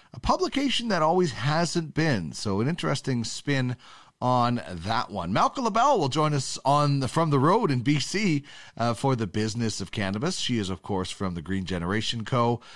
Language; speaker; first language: English; native; English